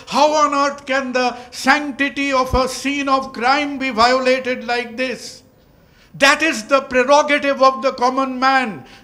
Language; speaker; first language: English; non-native, local second language; Bangla